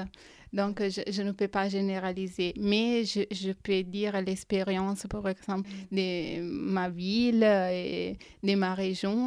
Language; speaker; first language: French; non-native, fluent; Italian